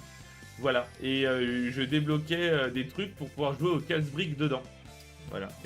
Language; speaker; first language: French; native; French